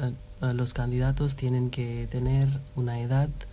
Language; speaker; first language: Spanish; non-native, fluent; Hindi